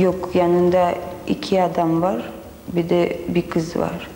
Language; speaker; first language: Turkish; non-native, learner; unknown